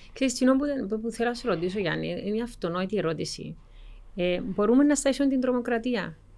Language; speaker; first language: Greek; native; Greek